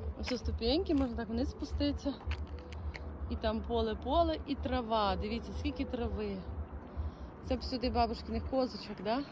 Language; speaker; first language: Ukrainian; non-native, local second language; Russian